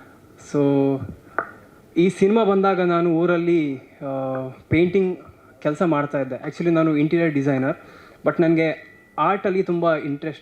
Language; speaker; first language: Kannada; non-native, local second language; Tulu